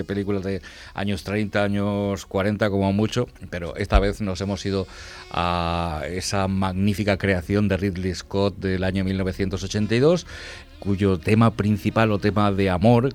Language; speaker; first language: Spanish; native; Spanish